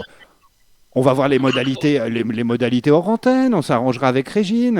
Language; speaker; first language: French; native; French